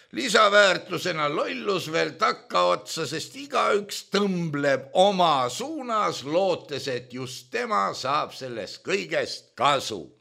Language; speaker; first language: Estonian; native; Estonian